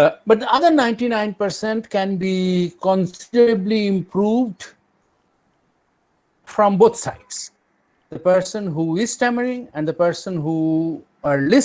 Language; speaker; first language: English; non-native, local second language; Bangla